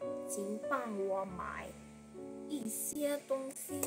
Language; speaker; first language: Chinese; non-native, learner; English